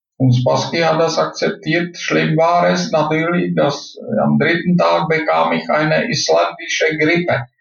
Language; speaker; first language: German; non-native, fluent; Czech